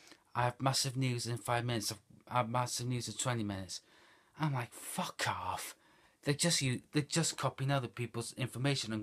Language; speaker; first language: English; native; English